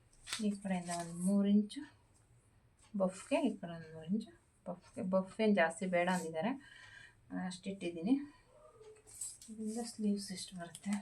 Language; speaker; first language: Kannada; native; Kannada